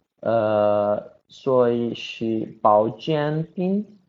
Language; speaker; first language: Chinese; non-native, learner; Portuguese